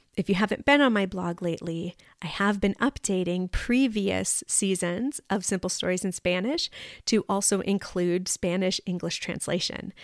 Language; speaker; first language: English; native; English